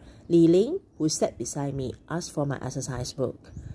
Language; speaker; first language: English; non-native, local second language; Chinese